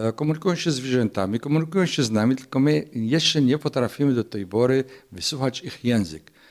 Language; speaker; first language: Polish; non-native, fluent; Arabic